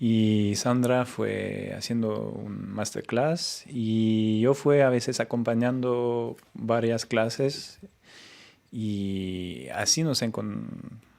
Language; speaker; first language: Spanish; non-native, fluent; French